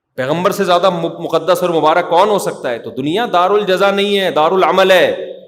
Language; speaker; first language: Urdu; native; Urdu